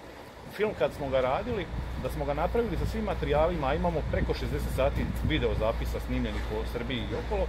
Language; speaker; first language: Croatian; native; Croatian